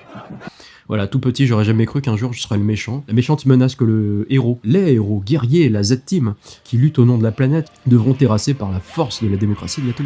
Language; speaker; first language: French; native; French